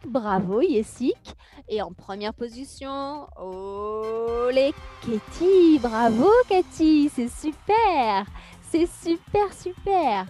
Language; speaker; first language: French; native; French